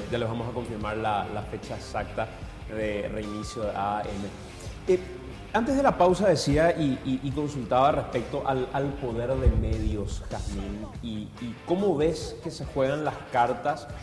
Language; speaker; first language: Spanish; native; Spanish